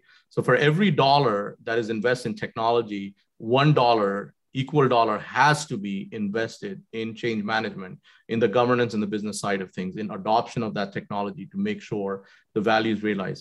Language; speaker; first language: English; non-native, local second language; Hindi